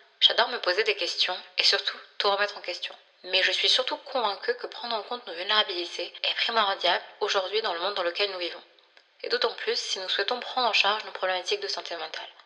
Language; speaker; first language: French; early bilingual, other home language; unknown